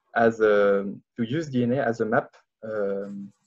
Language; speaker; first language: English; non-native, learner; French